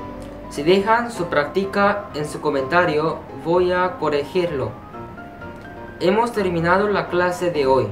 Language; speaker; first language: Spanish; non-native, fluent; Korean